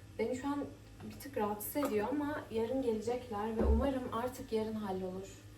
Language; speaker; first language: Turkish; early bilingual, heritage; Turkish